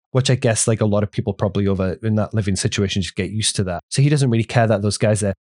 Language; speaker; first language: English; native; English